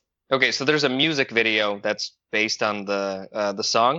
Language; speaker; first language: English; early bilingual, other home language; Russian